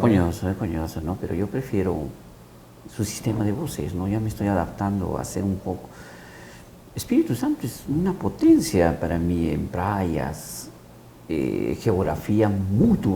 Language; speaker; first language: Portuguese; non-native, learner; Spanish